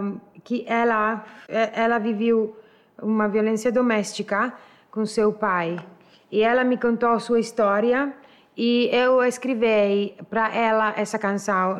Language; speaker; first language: Portuguese; non-native, learner; Italian